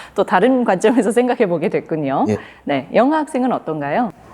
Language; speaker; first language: Korean; native; Korean